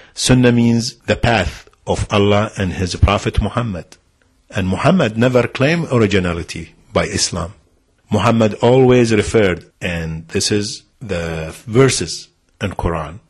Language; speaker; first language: English; non-native, fluent; Arabic